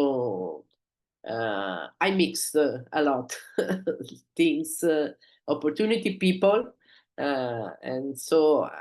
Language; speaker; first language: English; non-native, learner; Italian